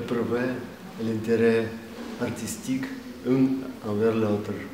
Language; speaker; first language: French; non-native, fluent; Russian